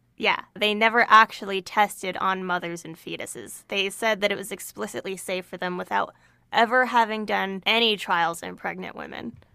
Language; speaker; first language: English; native; English